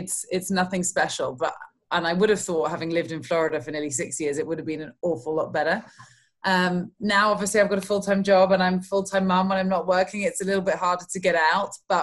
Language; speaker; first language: English; native; English